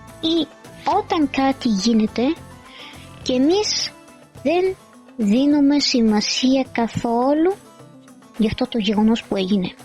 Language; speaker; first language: Greek; non-native, fluent; Arabic